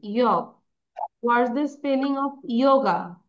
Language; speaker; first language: English; non-native, learner; Bangla